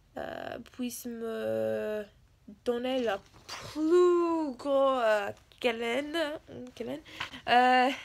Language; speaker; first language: French; non-native, learner; English